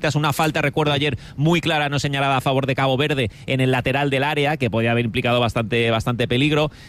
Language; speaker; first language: Spanish; native; Spanish